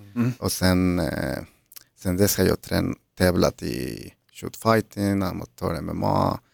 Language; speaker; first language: Swedish; non-native, fluent; Spanish